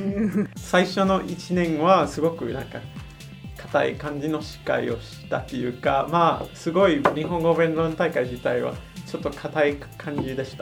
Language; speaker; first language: Japanese; non-native, fluent; Spanish